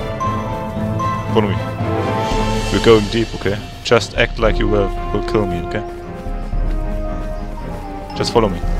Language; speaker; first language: English; non-native, fluent; German